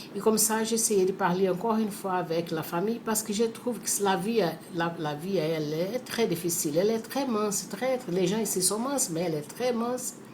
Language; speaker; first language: French; non-native, fluent; Portuguese